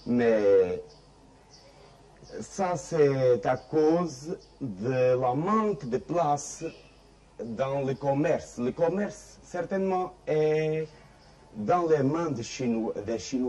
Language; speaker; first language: French; non-native, fluent; Portuguese